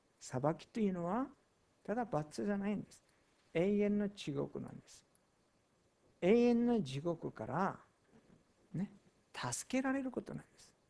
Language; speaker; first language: Japanese; non-native, fluent; Korean